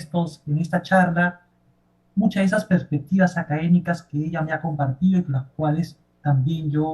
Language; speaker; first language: Spanish; native; Spanish